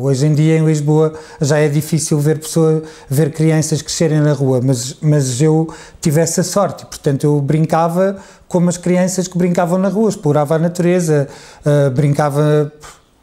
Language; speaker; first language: Portuguese; native; Portuguese